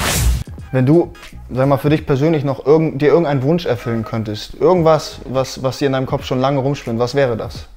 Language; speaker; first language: German; native; German